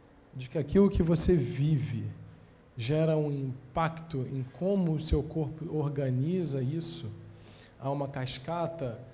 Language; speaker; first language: Portuguese; native; Portuguese